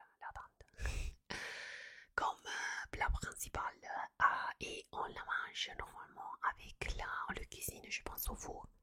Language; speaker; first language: French; non-native, fluent; Italian